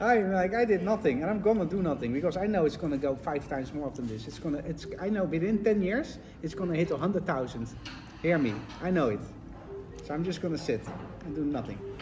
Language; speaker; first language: English; non-native, fluent; Dutch